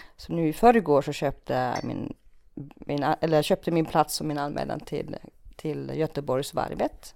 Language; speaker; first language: Swedish; early bilingual, other home language; Finnish